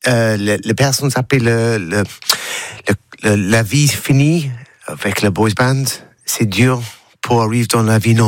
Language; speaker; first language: French; non-native, learner; English